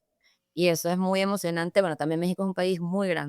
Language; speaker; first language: Spanish; native; Spanish